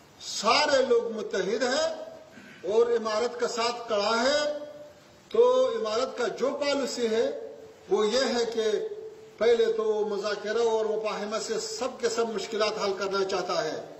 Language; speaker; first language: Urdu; non-native, fluent; Pashto